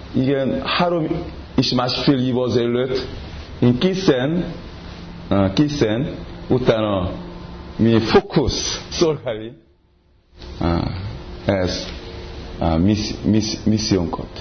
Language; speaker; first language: Hungarian; non-native, learner; Korean